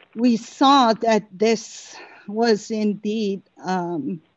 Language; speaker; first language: English; native; English